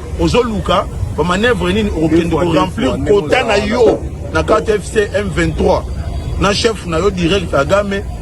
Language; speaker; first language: Lingala; non-native, local second language; Swahili